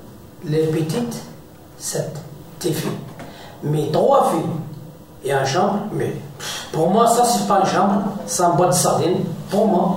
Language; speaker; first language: French; non-native, learner; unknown